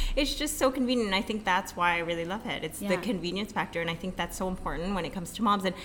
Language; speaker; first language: English; early bilingual, other home language; Filipino